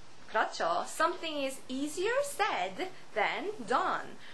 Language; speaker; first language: English; non-native, fluent; Korean